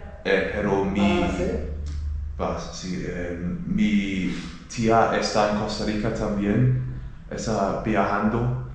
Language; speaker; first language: Spanish; non-native, learner; English